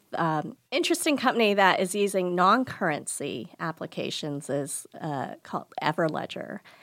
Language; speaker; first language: English; early bilingual, other home language; Gujarati